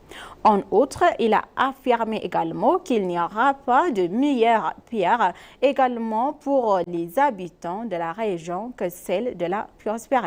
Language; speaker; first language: French; non-native, fluent; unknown